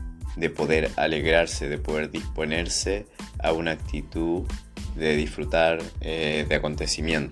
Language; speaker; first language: Spanish; native; Spanish